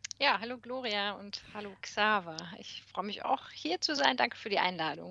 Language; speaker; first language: German; native; German